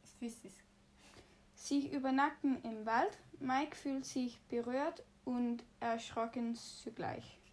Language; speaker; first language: German; non-native, learner; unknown